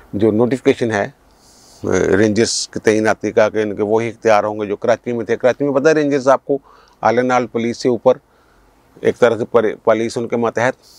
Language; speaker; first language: Urdu; non-native, local second language; Punjabi